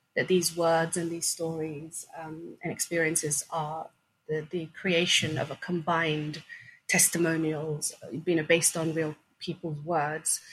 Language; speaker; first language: English; non-native, fluent; Swedish